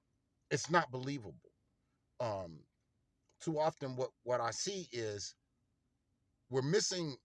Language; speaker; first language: English; native; English